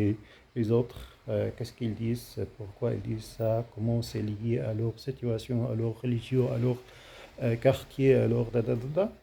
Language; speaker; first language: French; non-native, fluent; Arabic